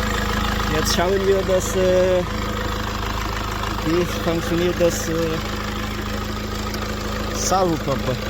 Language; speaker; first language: German; non-native, learner; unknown